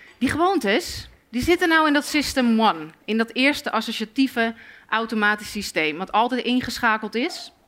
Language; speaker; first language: Dutch; native; Dutch